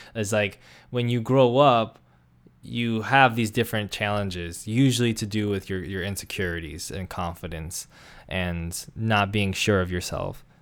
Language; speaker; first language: English; native; English